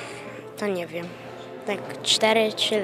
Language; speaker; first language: Polish; early bilingual, heritage; Polish